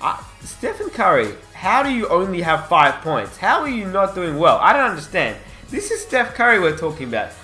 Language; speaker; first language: English; native; English